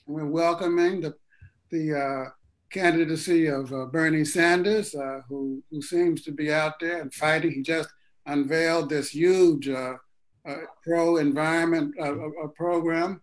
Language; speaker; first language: English; native; English